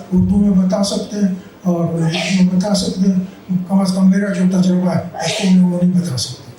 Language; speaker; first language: Urdu; non-native, local second language; Pashto